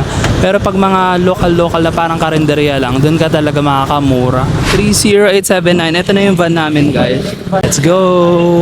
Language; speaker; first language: Filipino; native; Filipino